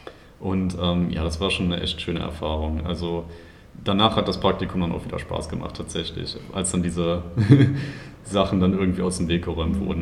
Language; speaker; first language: German; native; German